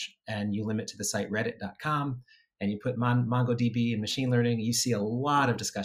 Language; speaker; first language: English; native; English